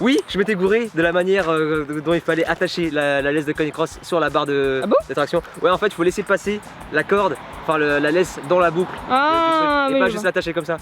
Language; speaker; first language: French; native; French